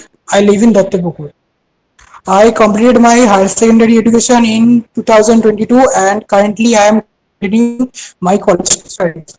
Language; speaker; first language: English; non-native, learner; Bangla